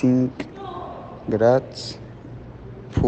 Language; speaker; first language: French; non-native, learner; Spanish